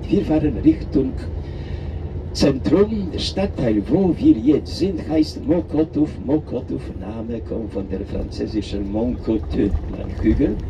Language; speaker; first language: German; non-native, fluent; Polish